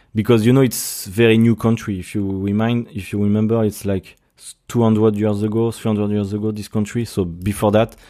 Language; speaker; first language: English; non-native, fluent; French